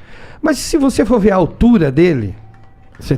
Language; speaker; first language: Portuguese; native; Portuguese